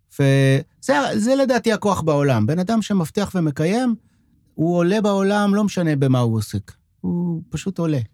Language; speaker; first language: Hebrew; non-native, local second language; French